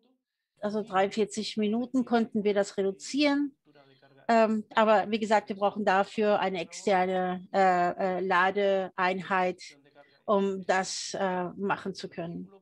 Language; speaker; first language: German; early bilingual, heritage; German